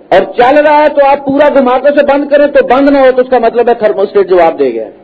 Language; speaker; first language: Urdu; non-native, local second language; Punjabi